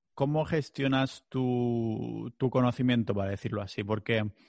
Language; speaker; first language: Spanish; non-native, local second language; Catalan